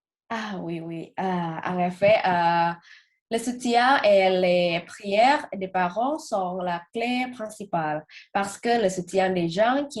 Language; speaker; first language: French; non-native, learner; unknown